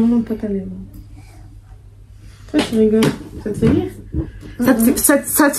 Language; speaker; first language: French; native; French